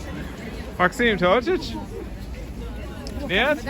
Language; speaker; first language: Russian; non-native, learner; English